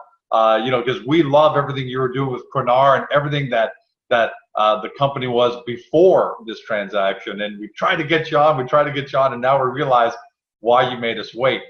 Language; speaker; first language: English; native; English